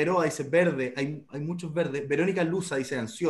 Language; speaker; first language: Spanish; native; Spanish